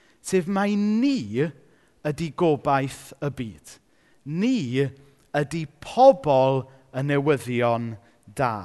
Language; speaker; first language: Welsh; native; Welsh